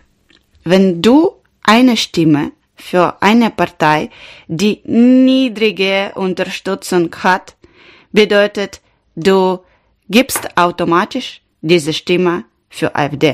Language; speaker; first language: German; non-native, learner; Ukrainian